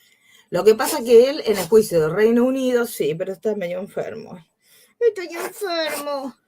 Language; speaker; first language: Spanish; native; Spanish